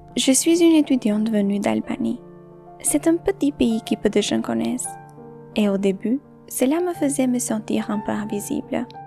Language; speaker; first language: French; non-native, learner; Albanian